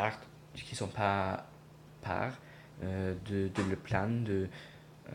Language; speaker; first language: French; non-native, learner; English